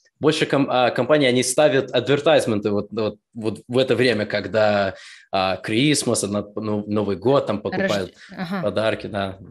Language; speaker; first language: Russian; early bilingual, heritage; Russian